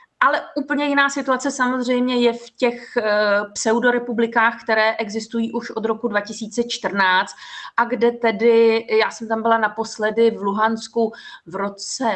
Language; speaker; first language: Czech; native; Czech